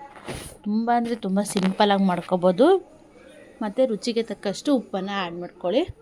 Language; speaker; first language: Kannada; native; Kannada